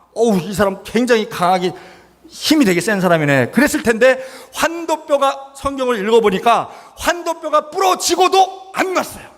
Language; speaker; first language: Korean; native; Korean